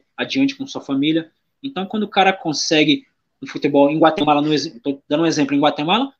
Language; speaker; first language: Portuguese; native; Portuguese